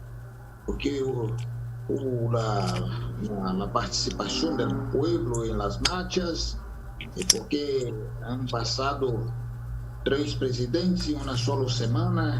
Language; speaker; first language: Spanish; non-native, fluent; Portuguese